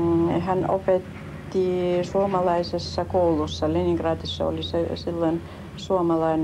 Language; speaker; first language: Finnish; early bilingual, heritage; Finnish